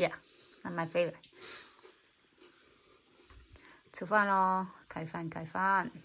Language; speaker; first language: English; non-native, learner; Chinese